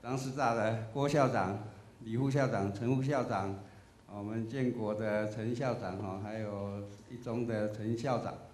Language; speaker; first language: Chinese; native; Chinese